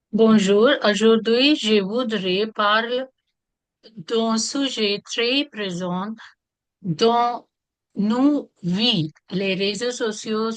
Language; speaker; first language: French; non-native, learner; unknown